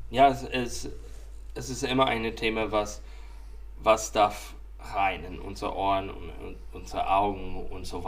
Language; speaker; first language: German; non-native, fluent; English